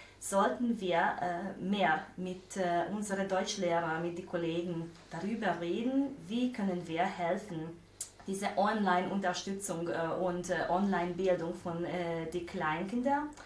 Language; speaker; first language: German; non-native, fluent; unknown